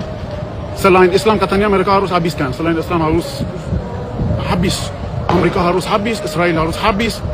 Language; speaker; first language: Indonesian; non-native, learner; Persian